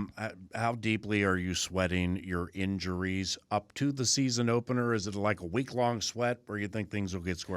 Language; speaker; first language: English; native; English